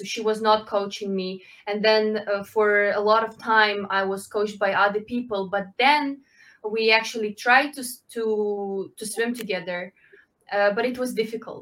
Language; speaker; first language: English; non-native, fluent; Ukrainian